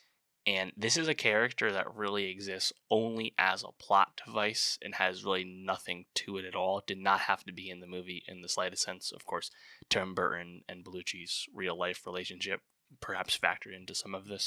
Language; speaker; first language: English; native; English